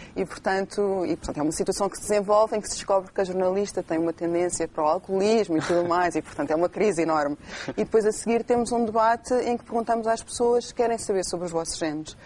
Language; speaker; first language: Portuguese; native; Portuguese